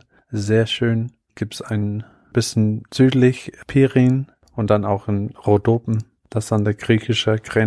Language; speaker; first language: German; non-native, fluent; English